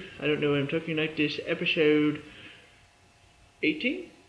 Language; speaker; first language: English; native; English